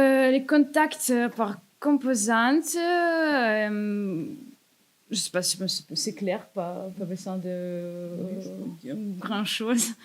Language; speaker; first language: French; non-native, fluent; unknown